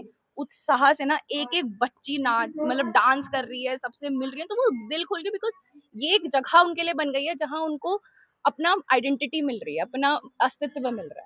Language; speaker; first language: Hindi; native; Hindi